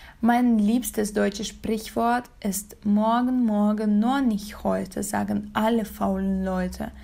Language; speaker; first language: German; non-native, learner; Russian